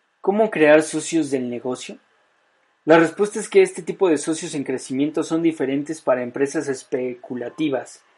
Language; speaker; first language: Spanish; native; Spanish